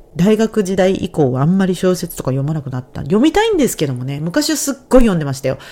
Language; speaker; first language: Japanese; native; Japanese